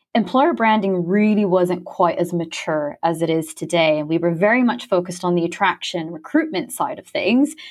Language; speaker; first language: English; native; English